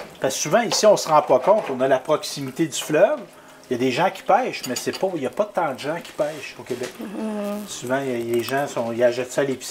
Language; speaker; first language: French; native; French